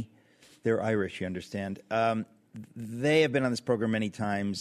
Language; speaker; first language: English; native; English